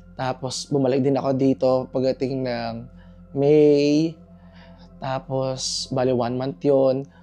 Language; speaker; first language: Filipino; native; Filipino